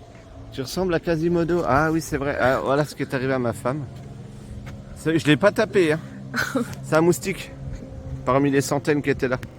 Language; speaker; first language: French; native; French